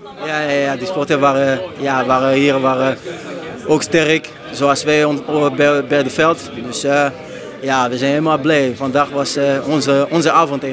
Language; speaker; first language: Dutch; non-native, fluent; French